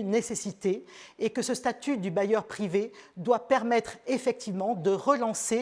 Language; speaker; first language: French; native; French